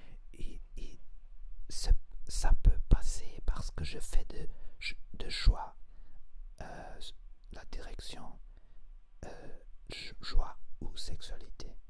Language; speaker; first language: French; non-native, learner; Spanish